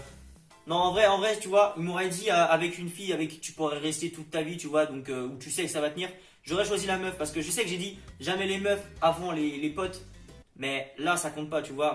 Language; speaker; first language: French; native; French